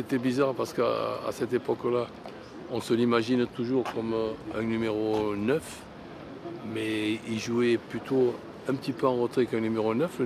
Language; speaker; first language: French; native; French